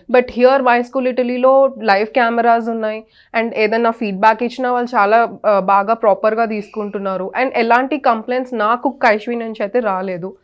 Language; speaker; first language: Telugu; native; Telugu